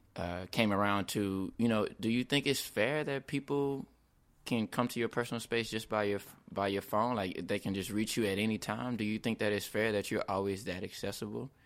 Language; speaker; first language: English; native; English